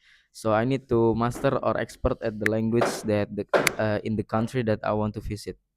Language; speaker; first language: English; non-native, learner; Indonesian